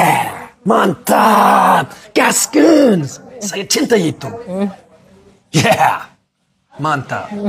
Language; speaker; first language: Indonesian; non-native, learner; English